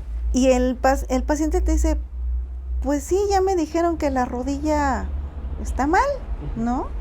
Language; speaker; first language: Spanish; native; Spanish